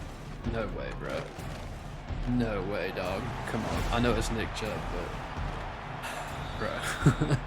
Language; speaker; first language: English; native; English